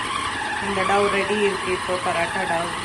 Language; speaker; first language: Tamil; non-native, local second language; Urdu